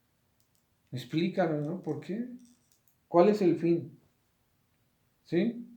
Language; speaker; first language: Spanish; native; Spanish